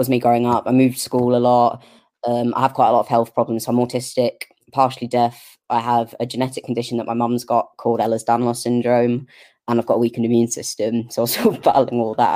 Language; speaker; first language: English; native; English